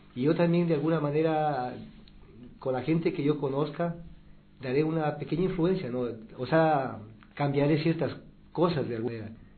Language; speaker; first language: Spanish; native; Spanish